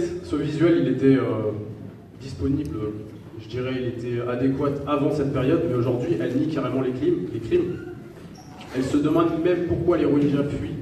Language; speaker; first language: French; native; French